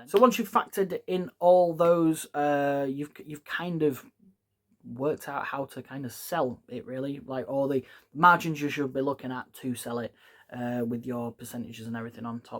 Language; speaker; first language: English; native; English